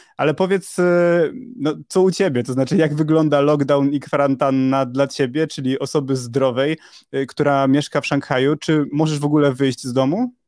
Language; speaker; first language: Polish; native; Polish